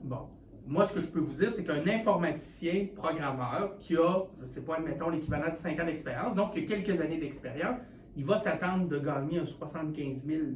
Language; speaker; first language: French; native; French